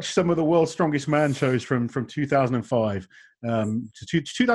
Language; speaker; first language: English; native; English